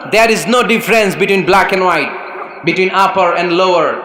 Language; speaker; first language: English; non-native, local second language; Bangla